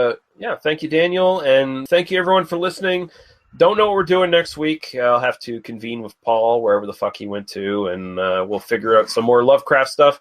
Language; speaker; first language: English; native; English